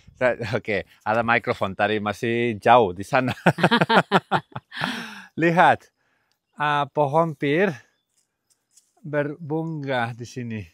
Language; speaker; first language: Indonesian; non-native, learner; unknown